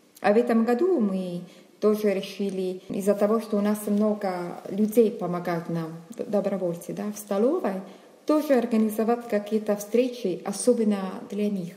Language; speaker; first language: Russian; non-native, fluent; Italian